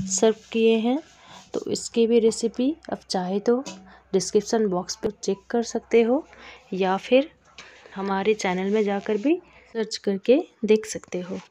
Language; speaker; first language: Hindi; non-native, local second language; Bangla